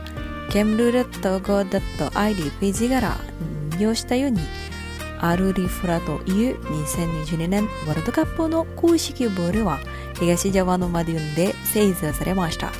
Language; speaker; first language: Japanese; non-native, fluent; Indonesian